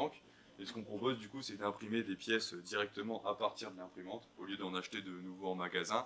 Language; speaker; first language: French; native; French